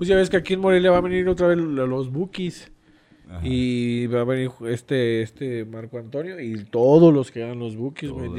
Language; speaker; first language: Spanish; native; Spanish